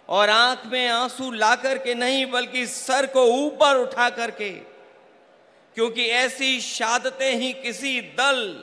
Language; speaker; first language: Hindi; native; Hindi